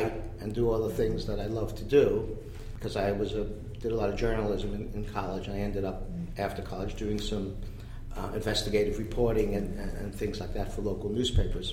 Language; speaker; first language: English; native; English